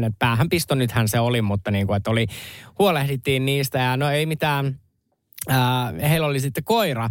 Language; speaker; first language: Finnish; native; Finnish